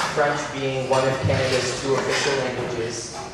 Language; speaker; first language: English; native; English